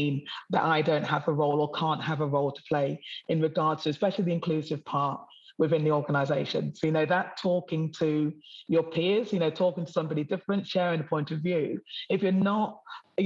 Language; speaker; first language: English; native; English